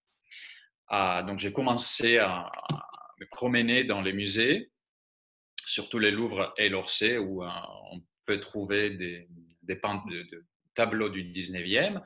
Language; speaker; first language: French; non-native, fluent; Greek